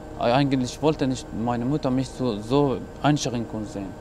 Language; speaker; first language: German; non-native, learner; Persian